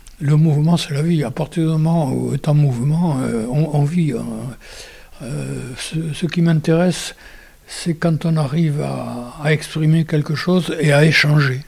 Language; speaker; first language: French; non-native, local second language; Occitan